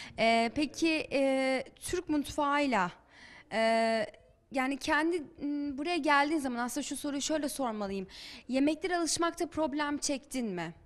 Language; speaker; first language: Turkish; native; Turkish